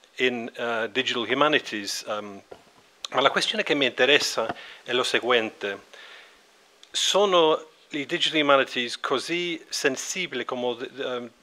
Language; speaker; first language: Italian; non-native, learner; English